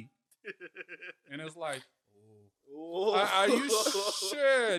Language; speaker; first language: English; native; English